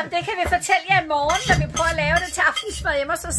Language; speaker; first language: Danish; native; Danish